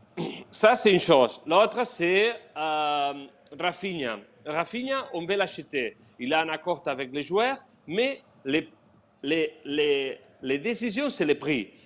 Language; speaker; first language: French; non-native, fluent; Spanish